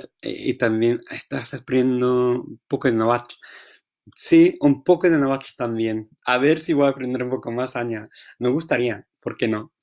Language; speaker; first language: Portuguese; non-native, fluent; English